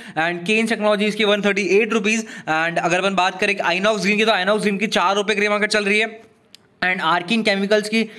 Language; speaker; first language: Hindi; native; Hindi